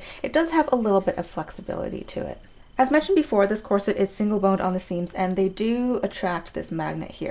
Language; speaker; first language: English; native; English